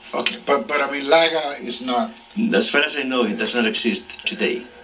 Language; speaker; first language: English; non-native, fluent; Spanish